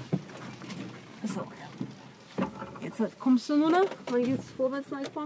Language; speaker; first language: German; native; German